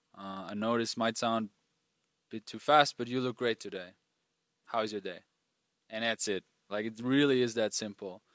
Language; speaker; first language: English; non-native, fluent; German